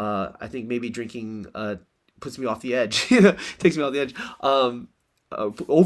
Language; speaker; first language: English; native; English